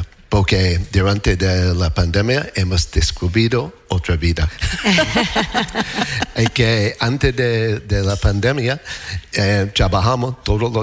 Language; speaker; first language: Spanish; non-native, learner; English